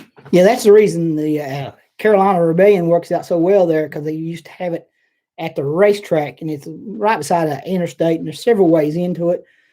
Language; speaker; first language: English; native; English